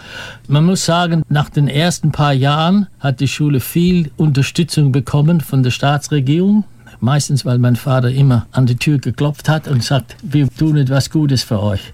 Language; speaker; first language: German; early bilingual, heritage; German